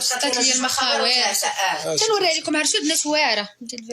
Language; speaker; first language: Arabic; native; Arabic